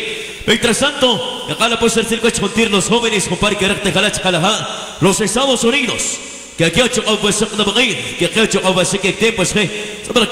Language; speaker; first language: Spanish; non-native, local second language; Kʼicheʼ